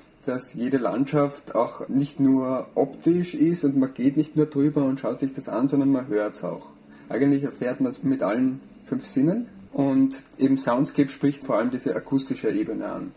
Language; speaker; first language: German; native; German